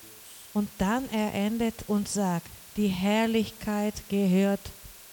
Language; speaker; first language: German; non-native, learner; Portuguese